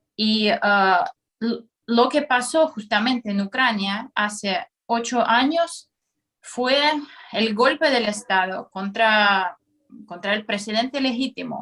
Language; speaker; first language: Spanish; non-native, fluent; Russian